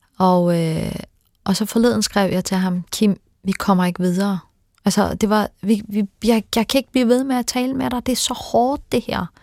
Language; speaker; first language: Danish; early bilingual, other home language; Turkish